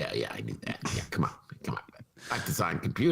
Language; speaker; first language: English; native; English